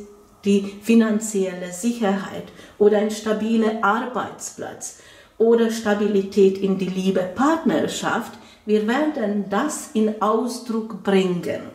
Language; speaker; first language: German; non-native, fluent; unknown